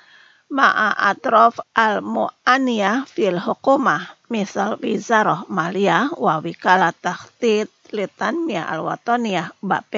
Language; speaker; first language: Arabic; non-native, fluent; Indonesian